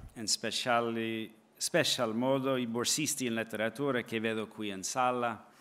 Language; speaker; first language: Italian; non-native, fluent; English